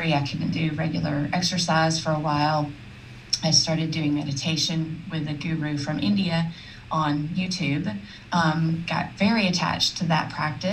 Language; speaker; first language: English; native; English